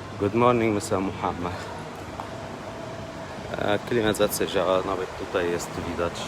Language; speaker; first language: Polish; non-native, learner; Arabic